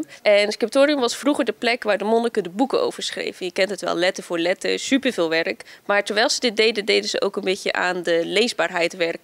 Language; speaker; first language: Dutch; native; Dutch